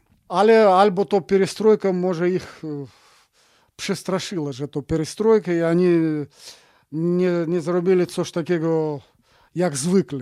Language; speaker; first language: Polish; non-native, fluent; Russian